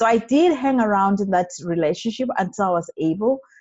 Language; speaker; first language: English; non-native, local second language; Shona